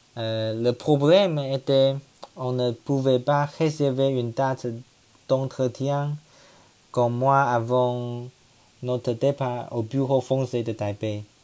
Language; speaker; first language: French; non-native, learner; Chinese